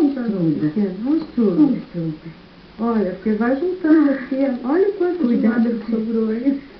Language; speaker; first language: Portuguese; native; Portuguese